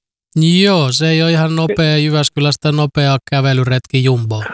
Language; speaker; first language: Finnish; native; Finnish